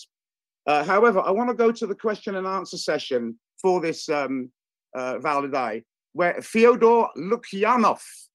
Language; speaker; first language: English; non-native, fluent; French